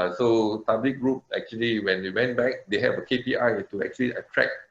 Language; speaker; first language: English; non-native, local second language; Malay